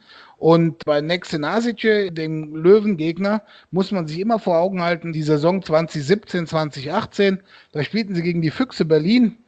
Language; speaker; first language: German; native; German